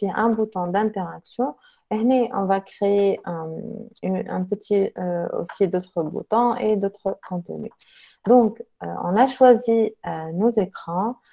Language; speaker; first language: French; non-native, local second language; Arabic